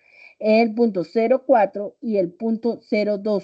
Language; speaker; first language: Spanish; native; Spanish